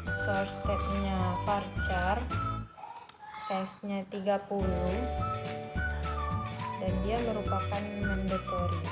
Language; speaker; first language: Indonesian; native; Indonesian